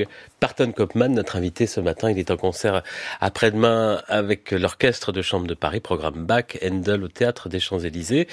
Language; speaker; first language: French; native; French